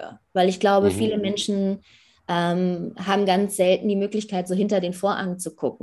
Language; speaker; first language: German; native; German